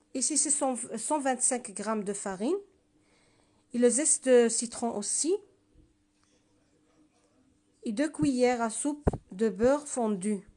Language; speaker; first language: French; non-native, learner; Spanish